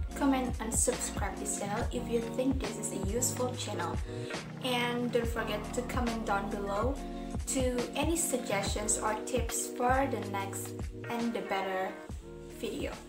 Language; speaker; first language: English; non-native, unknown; Indonesian